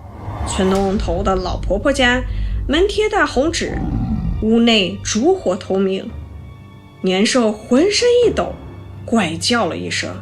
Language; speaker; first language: Chinese; native; Chinese